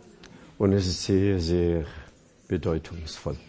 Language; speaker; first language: German; non-native, fluent; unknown